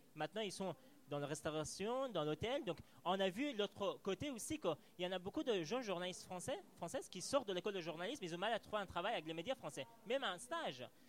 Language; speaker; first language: French; non-native, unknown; Persian